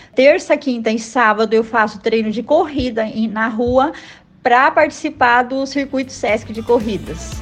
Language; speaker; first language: Portuguese; native; Portuguese